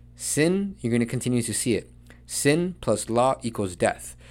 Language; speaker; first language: English; early bilingual, other home language; Spanish